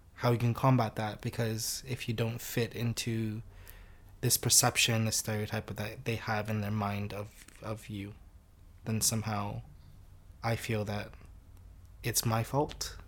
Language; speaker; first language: English; native; English